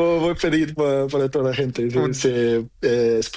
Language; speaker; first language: Spanish; non-native, learner; Portuguese